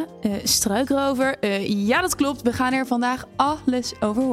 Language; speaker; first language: Dutch; native; Dutch